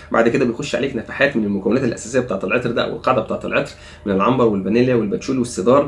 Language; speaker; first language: Arabic; native; Arabic